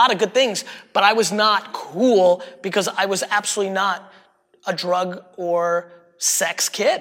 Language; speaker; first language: English; early bilingual, other home language; Russian